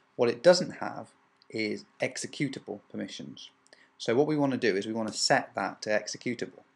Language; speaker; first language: English; native; English